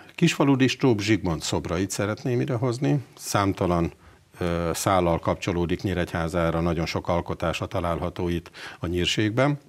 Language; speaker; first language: Hungarian; native; Hungarian